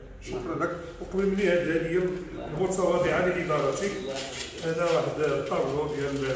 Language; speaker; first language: Arabic; native; Arabic